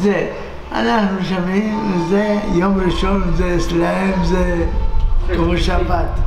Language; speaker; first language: Hebrew; non-native, fluent; Turkish